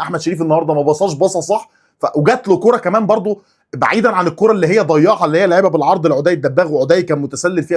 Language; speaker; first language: Arabic; native; Arabic